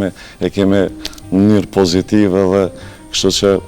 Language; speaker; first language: Albanian; native; Albanian